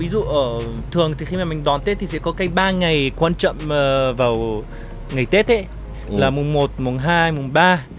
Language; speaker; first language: Vietnamese; non-native, fluent; Arabic